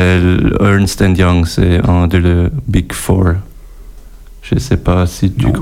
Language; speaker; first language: French; non-native, local second language; German